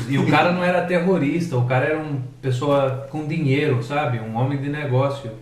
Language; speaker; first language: Portuguese; early bilingual, heritage; English